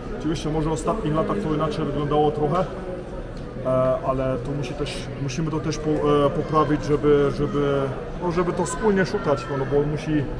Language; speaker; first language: Polish; early bilingual, heritage; Polish